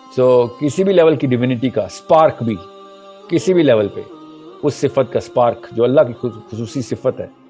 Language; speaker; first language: Urdu; early bilingual, heritage; Urdu